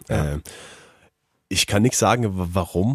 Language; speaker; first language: German; non-native, learner; Faroese